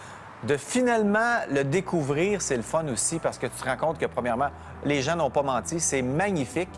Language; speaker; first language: French; native; French